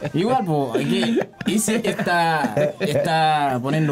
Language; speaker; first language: Spanish; non-native, learner; Haitian Creole